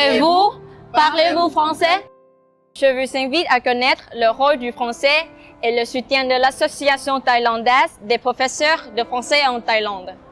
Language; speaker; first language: French; non-native, fluent; Thai